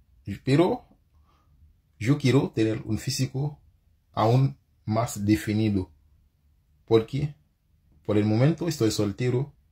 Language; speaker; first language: Spanish; non-native, fluent; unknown